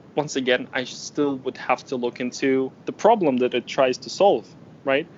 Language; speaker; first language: English; non-native, fluent; Ukrainian